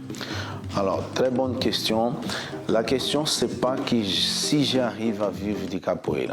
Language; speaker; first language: French; non-native, fluent; Portuguese